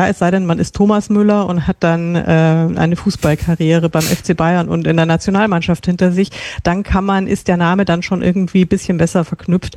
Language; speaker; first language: German; native; German